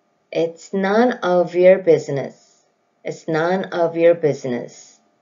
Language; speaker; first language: English; non-native, fluent; Korean